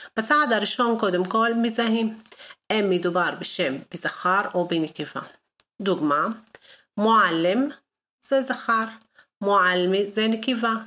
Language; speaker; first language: Hebrew; non-native, local second language; Arabic